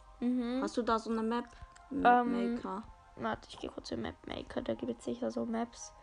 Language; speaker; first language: German; native; German